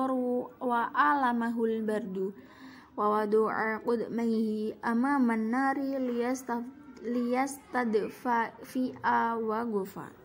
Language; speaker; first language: Arabic; non-native, learner; Indonesian